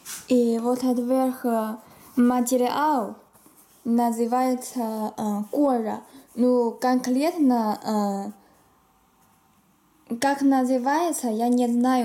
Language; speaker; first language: Russian; non-native, learner; Chinese